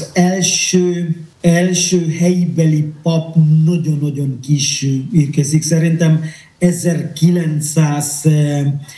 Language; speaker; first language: Hungarian; non-native, fluent; Indonesian